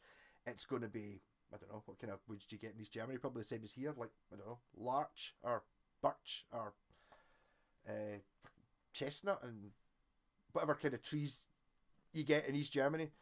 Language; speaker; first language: English; native; English